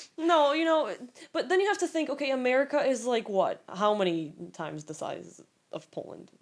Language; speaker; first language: English; non-native, fluent; Polish